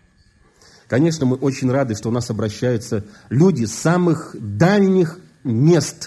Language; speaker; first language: Russian; native; Russian